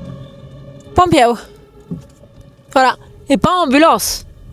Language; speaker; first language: French; native; French